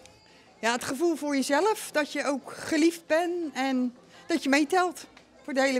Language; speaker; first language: Dutch; native; Dutch